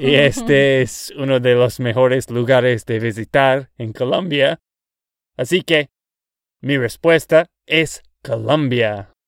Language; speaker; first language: Spanish; non-native, learner; English